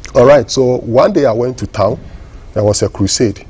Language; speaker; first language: English; non-native, local second language; Ewe